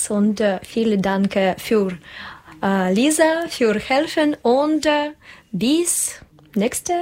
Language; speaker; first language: German; non-native, learner; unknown